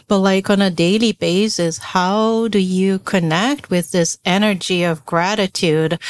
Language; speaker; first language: English; non-native, fluent; Portuguese